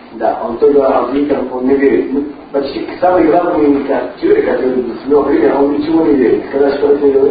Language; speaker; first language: Russian; non-native, learner; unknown